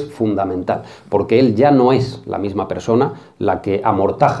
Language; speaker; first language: Spanish; native; Spanish